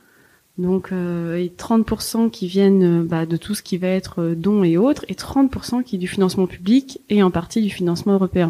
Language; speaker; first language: French; native; French